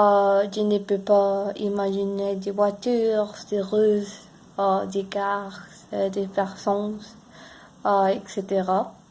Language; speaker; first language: French; non-native, learner; Spanish